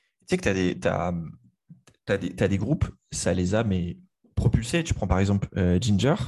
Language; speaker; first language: French; native; French